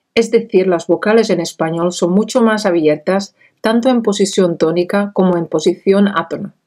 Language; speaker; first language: Spanish; non-native, fluent; Czech